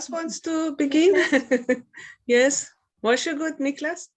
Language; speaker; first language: English; non-native, learner; Persian